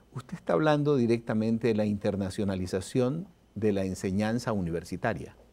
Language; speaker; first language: Spanish; native; Spanish